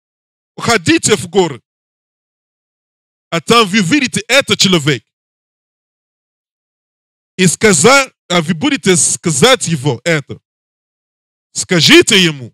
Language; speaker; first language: Russian; non-native, learner; English